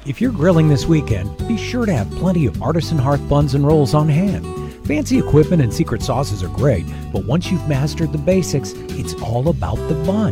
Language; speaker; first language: English; native; English